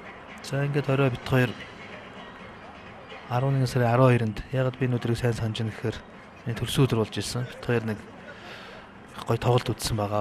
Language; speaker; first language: Mongolian; native; Mongolian